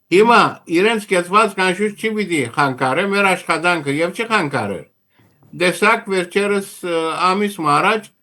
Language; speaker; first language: Armenian; early bilingual, heritage; Armenian